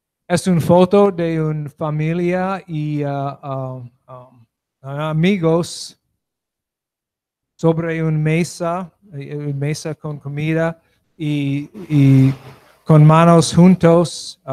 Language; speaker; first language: Spanish; non-native, learner; English